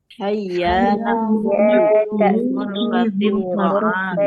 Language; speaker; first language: Arabic; non-native, learner; Indonesian